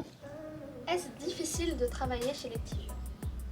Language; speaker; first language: French; native; French